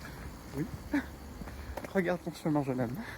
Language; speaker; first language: French; native; French